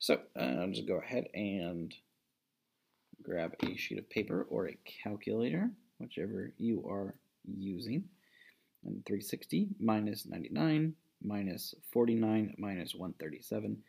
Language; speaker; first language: English; native; English